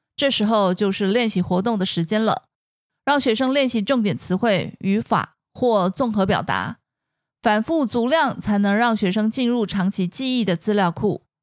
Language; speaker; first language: Chinese; native; Chinese